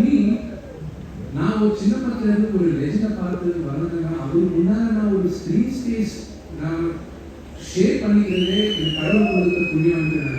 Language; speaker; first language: Tamil; non-native, local second language; Telugu